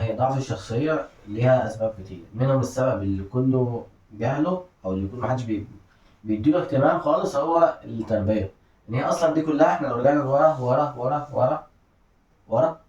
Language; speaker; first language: Arabic; native; Arabic